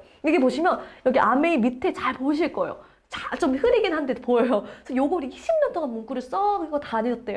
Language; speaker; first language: Korean; native; Korean